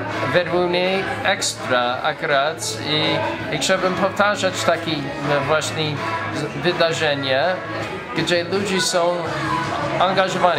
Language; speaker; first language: Polish; non-native, learner; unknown